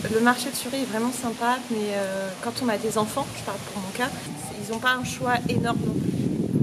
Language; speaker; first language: French; native; French